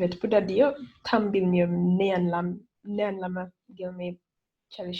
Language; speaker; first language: Turkish; non-native, learner; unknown